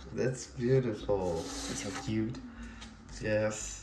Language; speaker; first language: English; non-native, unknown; Portuguese